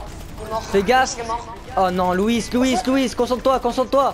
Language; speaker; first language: French; native; French